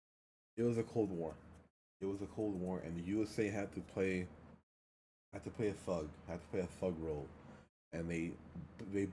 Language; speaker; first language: English; early bilingual, other home language; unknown